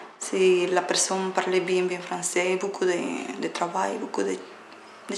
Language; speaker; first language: French; non-native, learner; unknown